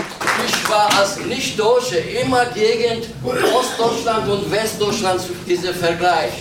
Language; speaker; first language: German; non-native, learner; Turkish